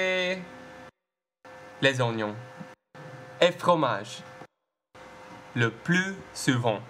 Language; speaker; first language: French; non-native, learner; English